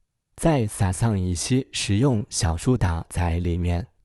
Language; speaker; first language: Chinese; native; Chinese